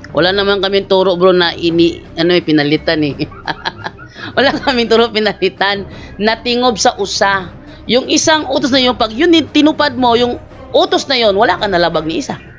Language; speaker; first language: Filipino; non-native, local second language; Cebuano